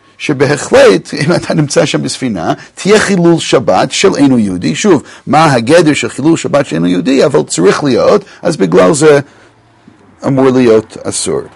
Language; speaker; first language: Hebrew; non-native, fluent; English